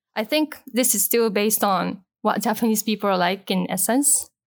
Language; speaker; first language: English; non-native, fluent; Japanese